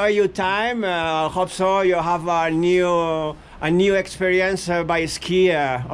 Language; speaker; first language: English; non-native, learner; Spanish